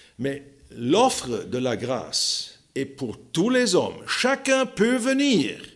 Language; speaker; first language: French; non-native, fluent; German